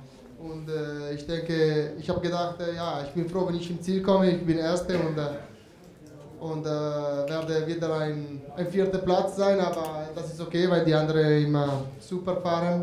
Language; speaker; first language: German; non-native, fluent; Italian